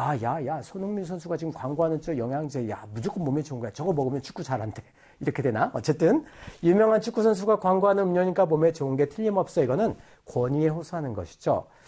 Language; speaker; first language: Korean; native; Korean